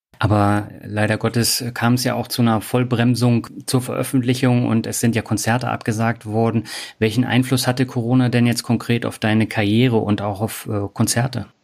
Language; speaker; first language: German; native; German